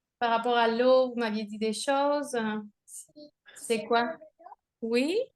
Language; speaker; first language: French; non-native, fluent; Spanish